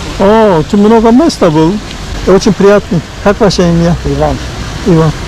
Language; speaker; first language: Russian; non-native, learner; Bulgarian